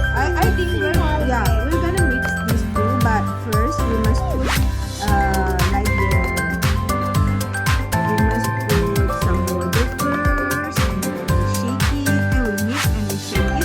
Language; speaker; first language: English; non-native, learner; Indonesian